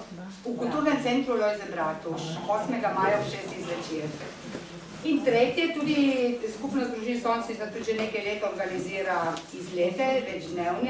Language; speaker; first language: Slovenian; native; Slovenian